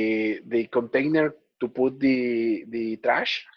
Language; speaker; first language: English; non-native, learner; Spanish